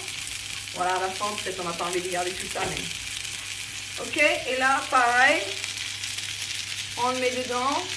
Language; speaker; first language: French; non-native, fluent; English